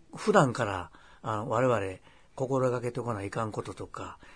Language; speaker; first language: Japanese; native; Japanese